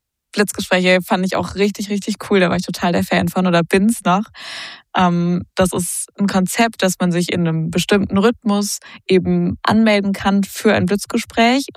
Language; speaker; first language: German; native; German